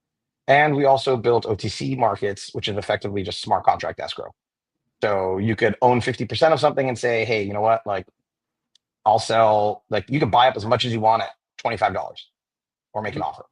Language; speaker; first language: English; native; English